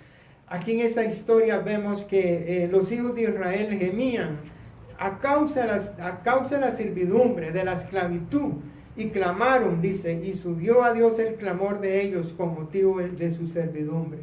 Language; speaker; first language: Spanish; native; Spanish